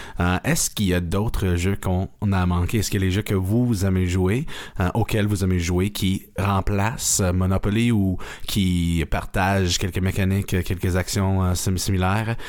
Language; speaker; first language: French; native; French